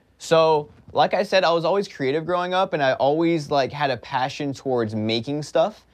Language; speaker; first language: English; native; English